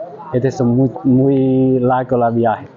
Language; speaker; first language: Spanish; non-native, learner; Chinese